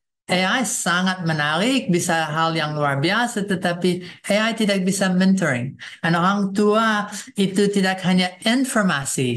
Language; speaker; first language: Indonesian; non-native, fluent; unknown